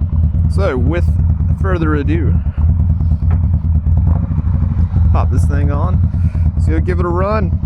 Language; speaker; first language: English; native; English